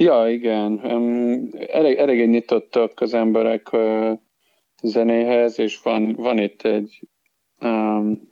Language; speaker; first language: Hungarian; non-native, learner; English